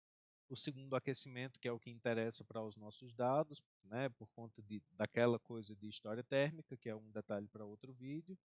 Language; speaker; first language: Portuguese; native; Portuguese